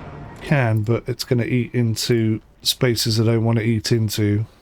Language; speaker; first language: English; native; English